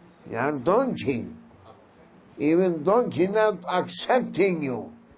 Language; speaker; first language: English; non-native, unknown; Turkish